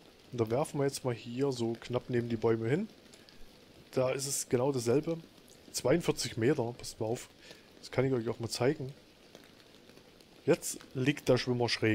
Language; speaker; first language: German; native; German